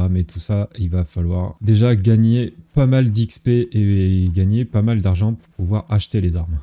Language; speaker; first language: French; native; French